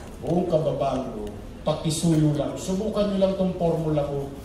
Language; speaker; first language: Filipino; native; Filipino